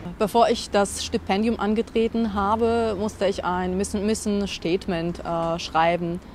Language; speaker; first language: German; non-native, fluent; Polish